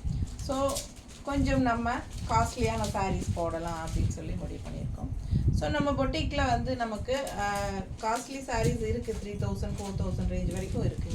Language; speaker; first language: Tamil; native; Tamil